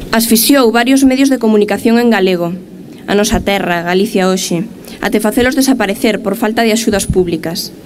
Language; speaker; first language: Galician; native; Galician